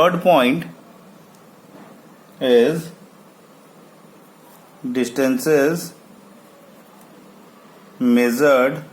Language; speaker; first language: English; non-native, local second language; Hindi